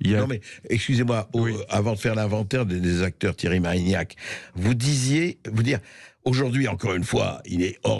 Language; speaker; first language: French; native; French